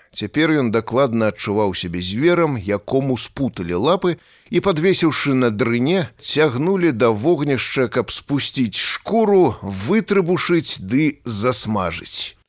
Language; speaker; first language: Belarusian; native; Belarusian